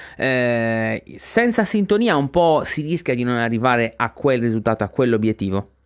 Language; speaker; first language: Italian; native; Italian